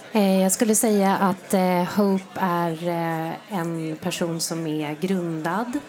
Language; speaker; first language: Swedish; native; Swedish